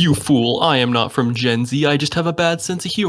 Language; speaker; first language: English; native; English